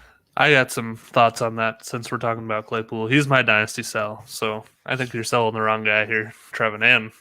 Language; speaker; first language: English; native; English